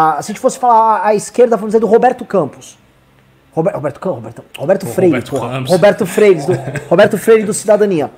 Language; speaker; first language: Portuguese; native; Portuguese